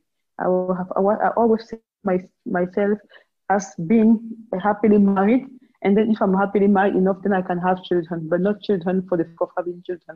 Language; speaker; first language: English; non-native, local second language; French